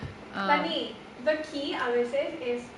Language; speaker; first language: Spanish; native; Spanish